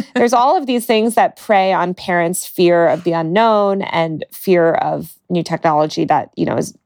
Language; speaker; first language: English; native; English